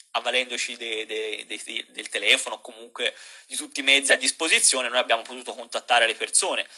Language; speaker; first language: Italian; native; Italian